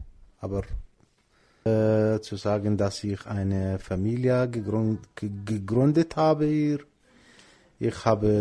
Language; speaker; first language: German; non-native, learner; Arabic